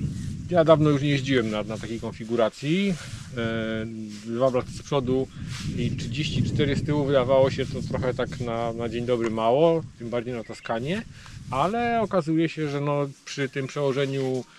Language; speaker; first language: Polish; native; Polish